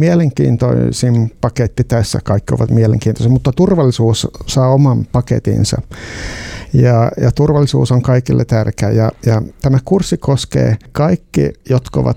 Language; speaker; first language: Finnish; non-native, local second language; Swedish